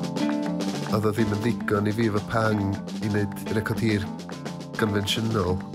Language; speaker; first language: Welsh; native; Welsh